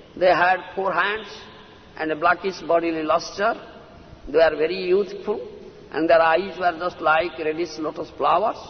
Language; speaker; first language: English; non-native, local second language; Odia